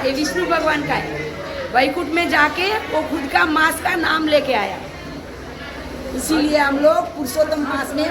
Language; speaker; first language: Hindi; non-native, local second language; Gujarati